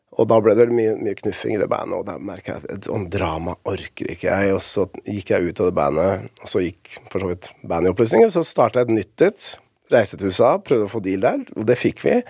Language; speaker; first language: Norwegian; early bilingual, other home language; Spanish